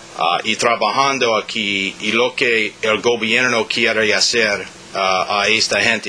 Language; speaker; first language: Spanish; non-native, learner; English